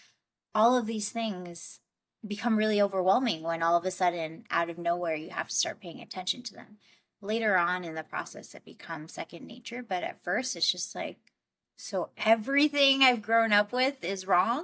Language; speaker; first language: English; native; English